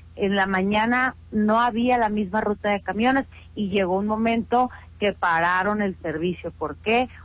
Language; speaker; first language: Spanish; native; Spanish